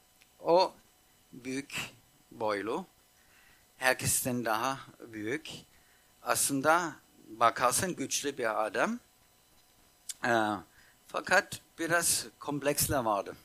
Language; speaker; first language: Turkish; non-native, fluent; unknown